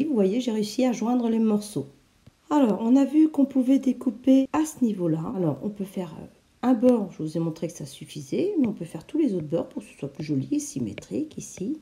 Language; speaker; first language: French; native; French